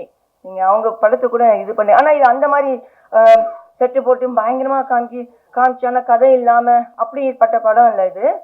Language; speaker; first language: Tamil; early bilingual, heritage; Tamil